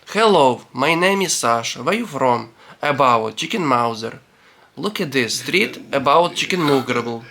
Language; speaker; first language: English; non-native, learner; Ukrainian